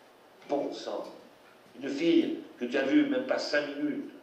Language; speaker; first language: French; native; French